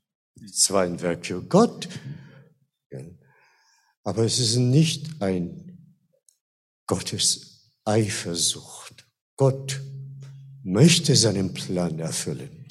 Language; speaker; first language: German; non-native, fluent; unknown